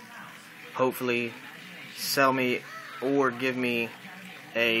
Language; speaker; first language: English; native; English